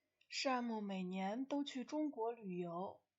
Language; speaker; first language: Chinese; non-native, fluent; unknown